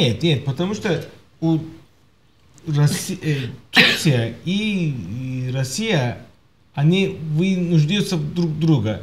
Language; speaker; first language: Russian; non-native, fluent; Turkish